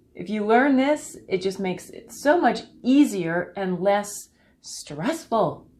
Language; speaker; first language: English; native; English